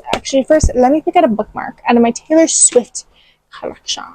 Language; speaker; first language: English; native; English